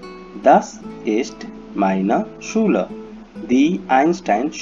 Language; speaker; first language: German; non-native, fluent; Hindi